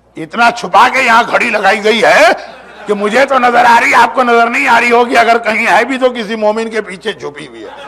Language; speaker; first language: Urdu; native; Urdu